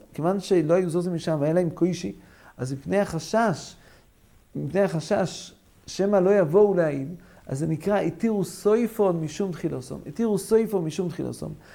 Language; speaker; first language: Hebrew; non-native, fluent; English